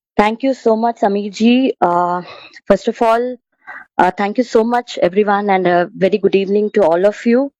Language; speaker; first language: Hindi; non-native, local second language; Tamil